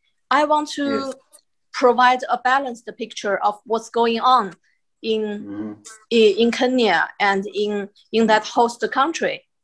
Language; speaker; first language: English; non-native, fluent; Chinese